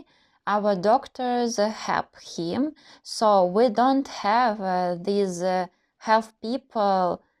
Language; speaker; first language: English; non-native, learner; Russian